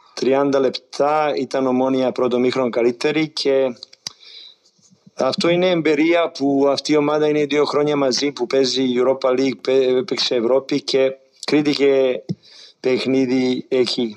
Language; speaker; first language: Greek; non-native, fluent; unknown